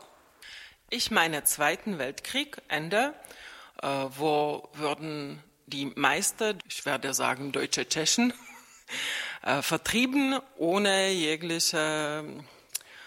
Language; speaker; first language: German; non-native, fluent; Czech